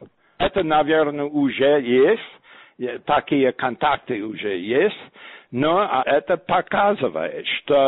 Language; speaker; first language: Russian; non-native, fluent; English